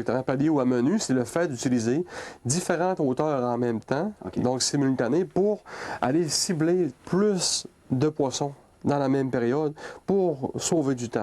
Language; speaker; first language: French; native; French